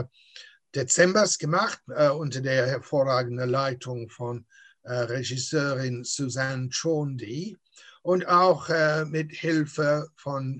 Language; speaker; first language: German; non-native, fluent; English